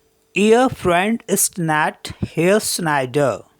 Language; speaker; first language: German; non-native, fluent; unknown